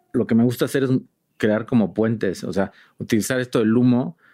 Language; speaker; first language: Spanish; native; Spanish